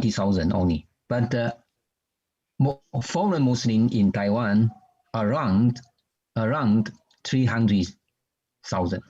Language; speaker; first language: English; non-native, learner; Chinese